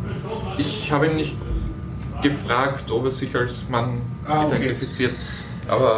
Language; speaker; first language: German; native; German